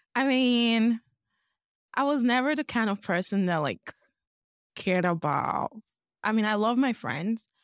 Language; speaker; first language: English; non-native, local second language; Yoruba